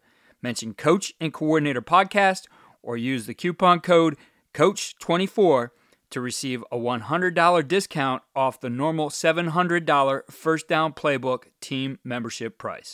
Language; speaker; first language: English; native; English